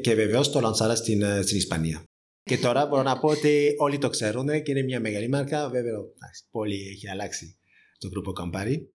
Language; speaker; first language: Greek; non-native, fluent; French